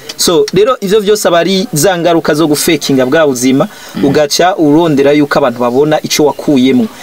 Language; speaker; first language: Rundi; native; Rundi